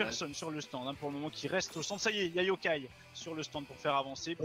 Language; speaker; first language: French; native; French